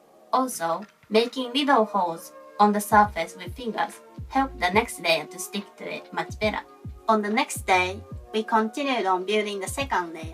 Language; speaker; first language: English; non-native, fluent; Japanese